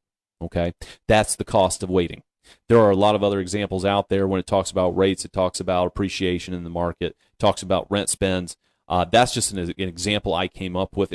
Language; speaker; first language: English; native; English